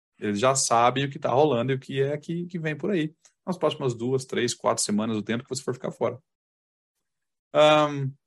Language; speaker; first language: Portuguese; native; Portuguese